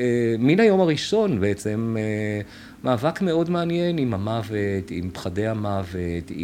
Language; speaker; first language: Hebrew; native; Hebrew